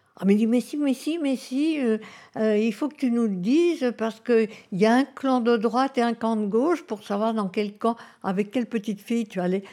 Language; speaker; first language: French; early bilingual, other home language; Spanish